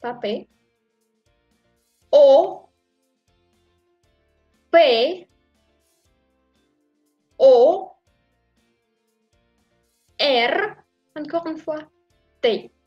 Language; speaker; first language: French; non-native, fluent; Russian